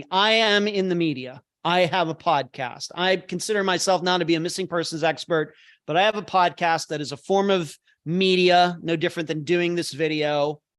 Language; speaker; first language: English; native; English